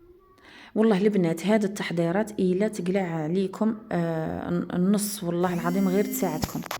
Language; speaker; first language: Arabic; native; Arabic